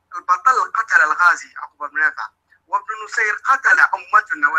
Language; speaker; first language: Arabic; native; Arabic